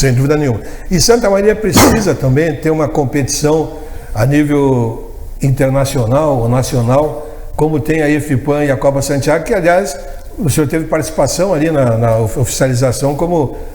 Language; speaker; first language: Portuguese; native; Portuguese